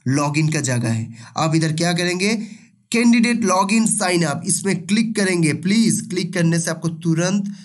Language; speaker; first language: Hindi; non-native, local second language; Bangla